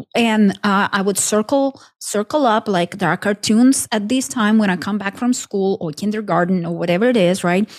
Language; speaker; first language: English; non-native, fluent; Ukrainian